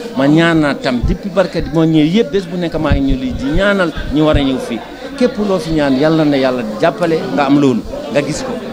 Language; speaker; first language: Wolof; non-native, local second language; Fula